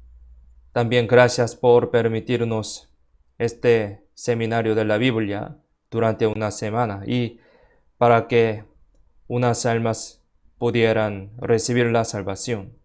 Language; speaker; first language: Spanish; non-native, fluent; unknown